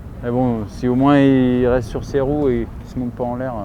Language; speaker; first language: French; native; French